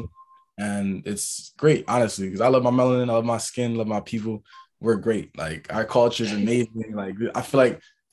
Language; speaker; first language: English; native; English